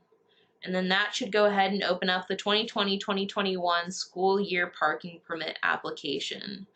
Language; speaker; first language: English; native; English